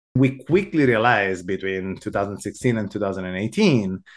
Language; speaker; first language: English; non-native, fluent; Italian